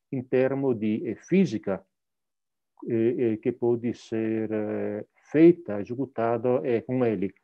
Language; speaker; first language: Portuguese; non-native, fluent; Italian